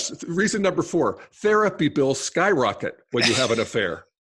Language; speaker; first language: English; native; English